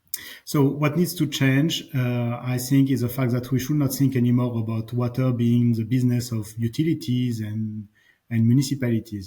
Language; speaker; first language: English; non-native, fluent; French